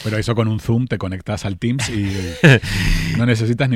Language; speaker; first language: Spanish; native; Spanish